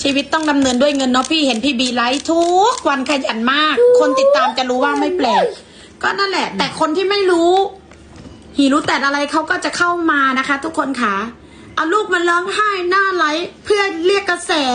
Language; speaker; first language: Thai; native; Thai